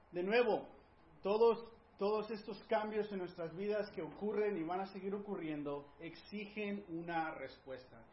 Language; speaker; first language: Spanish; early bilingual, heritage; Spanish